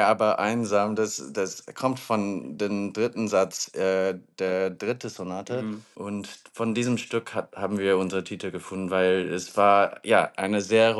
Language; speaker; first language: German; non-native, fluent; English